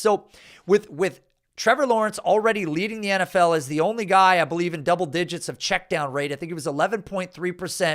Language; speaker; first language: English; native; English